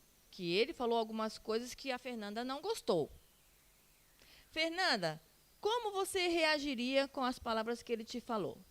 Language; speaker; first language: Portuguese; non-native, learner; Spanish